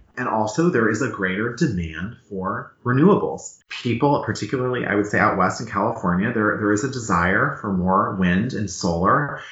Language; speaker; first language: English; native; English